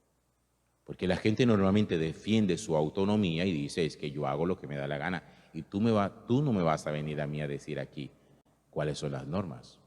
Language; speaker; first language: Spanish; native; Spanish